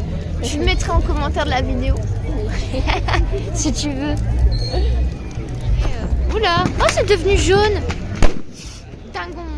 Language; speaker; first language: French; native; French